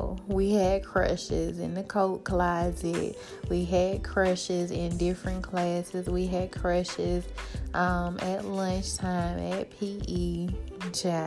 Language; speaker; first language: English; native; English